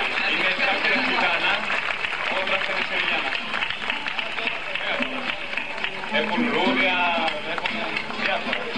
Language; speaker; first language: Greek; non-native, learner; Spanish